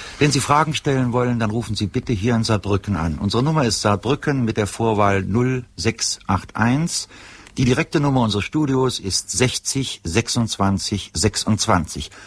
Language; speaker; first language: German; native; German